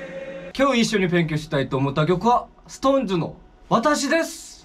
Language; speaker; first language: Japanese; non-native, fluent; Korean